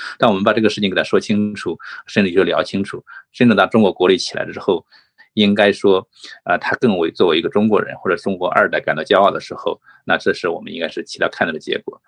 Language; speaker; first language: Chinese; native; Chinese